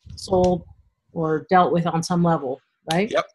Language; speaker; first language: English; native; English